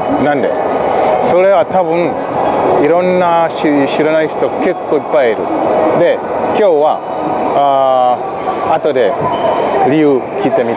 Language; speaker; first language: Japanese; non-native, learner; Swahili